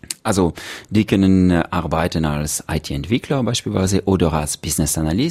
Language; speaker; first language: German; non-native, local second language; French